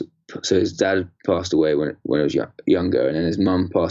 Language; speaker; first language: English; native; English